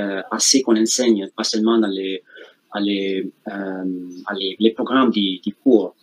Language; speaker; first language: French; non-native, fluent; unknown